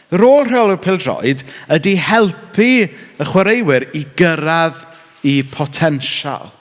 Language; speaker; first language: Welsh; native; Welsh